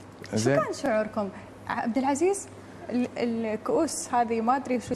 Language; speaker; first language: Arabic; native; Arabic